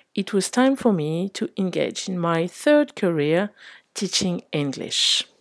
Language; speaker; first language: English; non-native, fluent; French